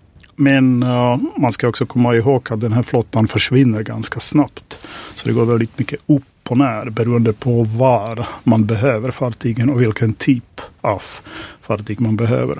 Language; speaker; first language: Swedish; non-native, fluent; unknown